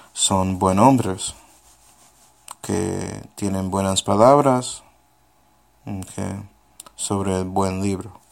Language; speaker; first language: Spanish; non-native, fluent; English